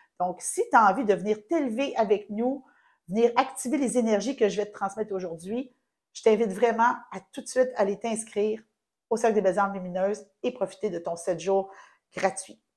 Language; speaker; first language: French; native; French